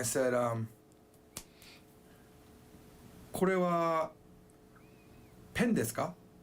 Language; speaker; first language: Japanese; non-native, fluent; English